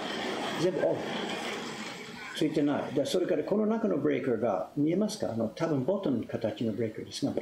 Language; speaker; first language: Japanese; non-native, fluent; English